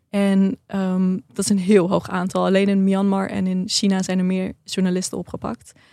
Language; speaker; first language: Dutch; early bilingual, other home language; Persian